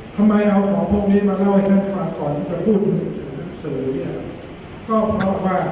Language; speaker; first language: Thai; native; Thai